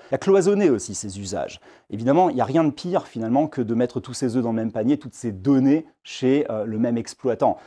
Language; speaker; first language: French; native; French